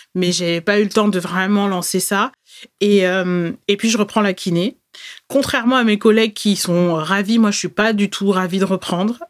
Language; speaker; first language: French; native; French